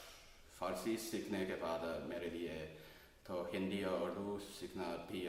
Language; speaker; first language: Hindi; non-native, fluent; English